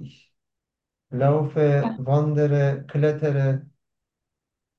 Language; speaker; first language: German; non-native, learner; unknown